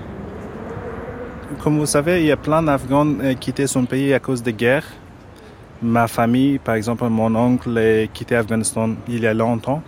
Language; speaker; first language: French; non-native, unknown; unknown